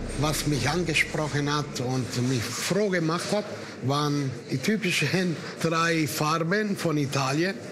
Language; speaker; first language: German; non-native, fluent; Italian